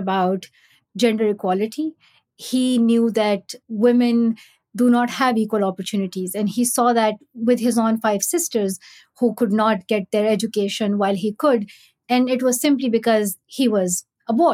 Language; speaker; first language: English; non-native, local second language; Pashto